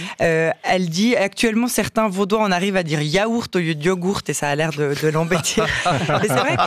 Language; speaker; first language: French; native; French